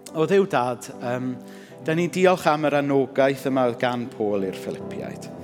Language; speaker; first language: Welsh; native; Welsh